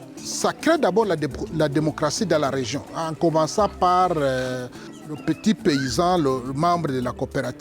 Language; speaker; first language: French; non-native, local second language; Rundi